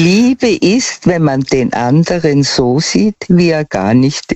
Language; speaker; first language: German; native; German